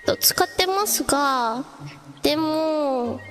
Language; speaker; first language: Japanese; non-native, learner; English